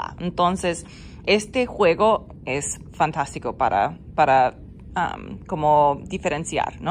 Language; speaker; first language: Spanish; non-native, fluent; English